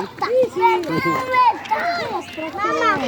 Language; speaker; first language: Italian; early bilingual, other home language; Sinhala